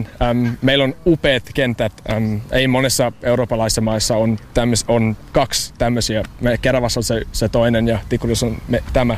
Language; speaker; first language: Finnish; non-native, fluent; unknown